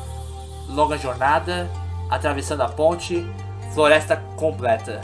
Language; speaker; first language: Portuguese; native; Portuguese